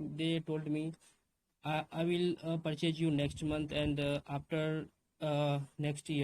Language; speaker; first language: English; non-native, learner; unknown